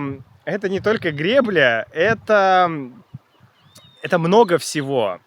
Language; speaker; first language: Russian; native; Russian